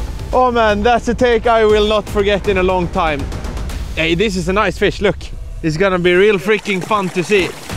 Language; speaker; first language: English; non-native, fluent; Swedish